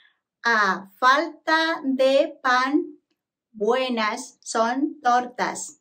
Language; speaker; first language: Spanish; non-native, learner; Japanese